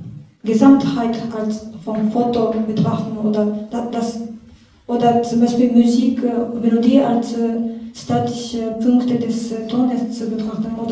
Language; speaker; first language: German; non-native, learner; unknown